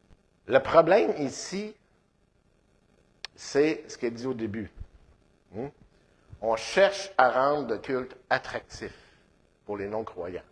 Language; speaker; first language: French; native; French